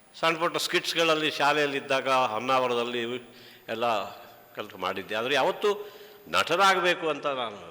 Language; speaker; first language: Kannada; native; Kannada